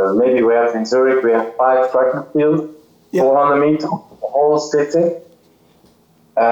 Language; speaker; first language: English; non-native, fluent; Swiss German